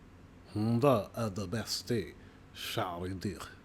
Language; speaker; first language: Swedish; non-native, learner; English